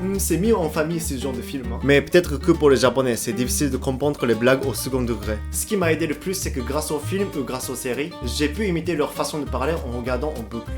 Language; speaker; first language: French; non-native, fluent; Japanese